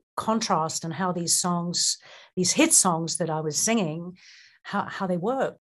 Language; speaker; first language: English; native; English